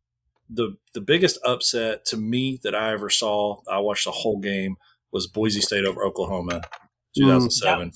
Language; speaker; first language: English; native; English